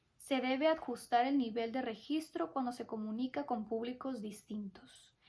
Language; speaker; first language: Spanish; early bilingual, heritage; Spanish